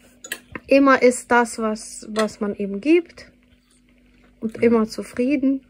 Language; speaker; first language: German; non-native, fluent; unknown